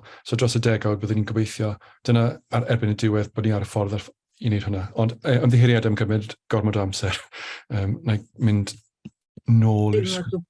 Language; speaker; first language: Welsh; native; Welsh